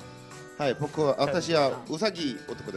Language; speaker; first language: Japanese; non-native, learner; Korean